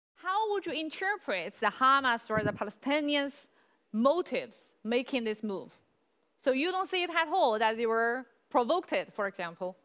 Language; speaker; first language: English; non-native, fluent; Chinese